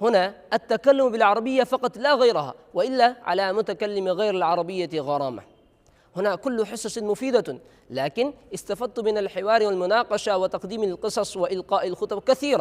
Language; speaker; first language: Arabic; non-native, learner; Urdu